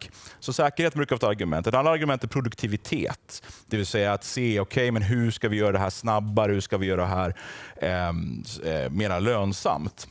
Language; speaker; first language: Swedish; native; Swedish